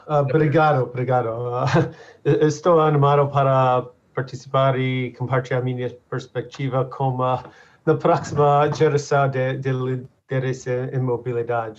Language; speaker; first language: Portuguese; non-native, learner; English